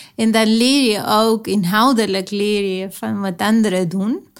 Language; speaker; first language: Dutch; non-native, fluent; Spanish